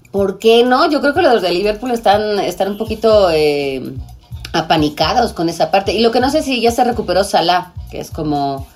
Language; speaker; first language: Spanish; native; Spanish